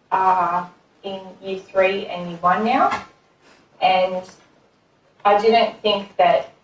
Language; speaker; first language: English; native; English